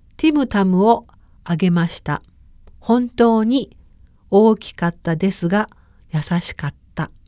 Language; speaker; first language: Japanese; native; Japanese